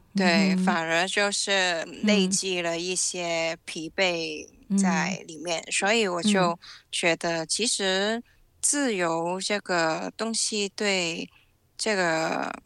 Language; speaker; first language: Chinese; non-native, local second language; Cantonese